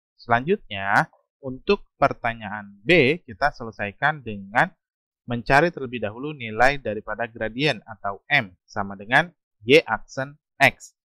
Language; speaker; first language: Indonesian; native; Indonesian